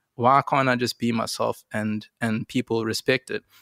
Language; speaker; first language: English; native; English